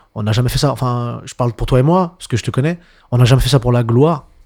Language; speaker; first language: French; native; French